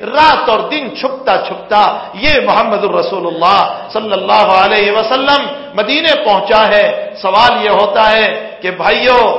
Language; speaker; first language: Urdu; non-native, local second language; Gujarati